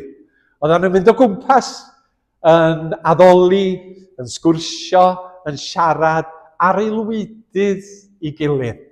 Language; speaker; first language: Welsh; native; Welsh